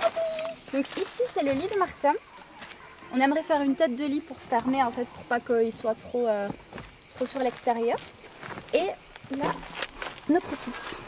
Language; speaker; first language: French; native; French